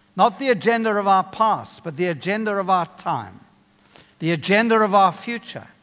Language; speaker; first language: English; native; English